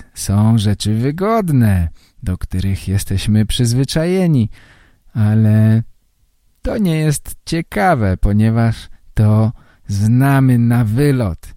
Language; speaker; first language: Polish; native; Polish